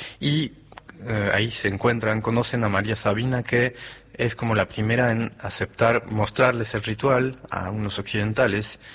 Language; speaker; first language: Spanish; non-native, fluent; French